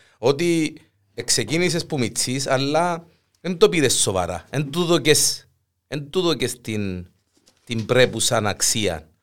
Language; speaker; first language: Greek; native; Greek